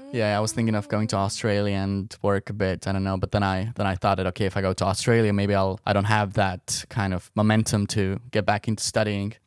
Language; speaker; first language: English; non-native, fluent; Estonian